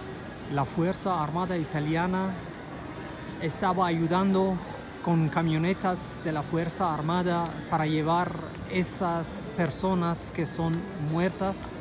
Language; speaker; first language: Spanish; non-native, fluent; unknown